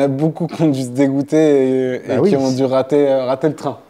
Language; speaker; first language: French; native; French